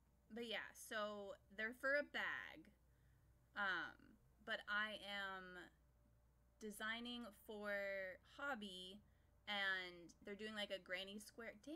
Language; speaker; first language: English; native; English